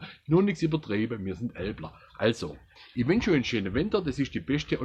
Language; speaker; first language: German; native; German